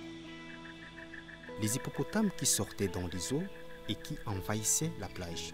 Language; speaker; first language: French; non-native, local second language; Lingala